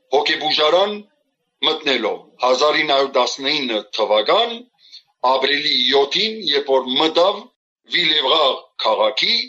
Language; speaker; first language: Armenian; early bilingual, heritage; Armenian